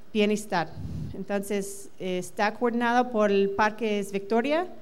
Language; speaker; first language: Spanish; non-native, fluent; English